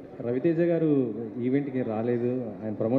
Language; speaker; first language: Telugu; native; Telugu